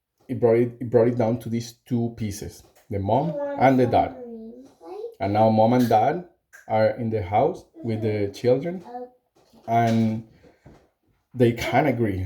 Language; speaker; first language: English; non-native, fluent; Spanish